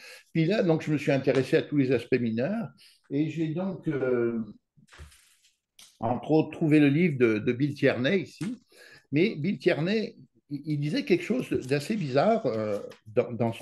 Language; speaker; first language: French; native; French